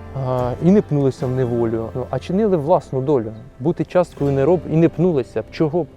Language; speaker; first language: Ukrainian; native; Ukrainian